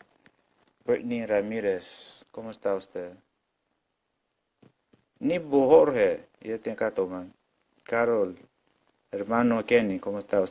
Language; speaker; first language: Spanish; non-native, local second language; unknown